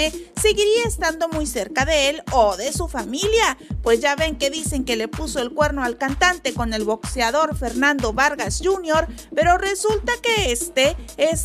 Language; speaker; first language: Spanish; native; Spanish